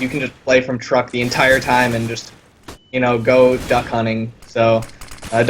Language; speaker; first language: English; native; English